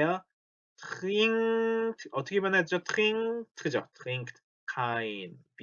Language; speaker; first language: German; non-native, fluent; Korean